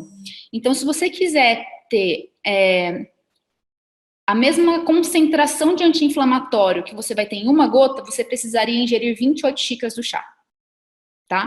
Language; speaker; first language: Portuguese; native; Portuguese